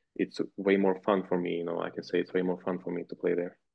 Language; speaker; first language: English; non-native, fluent; Serbian